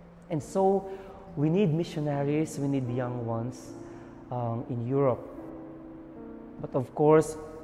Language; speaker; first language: English; non-native, local second language; Filipino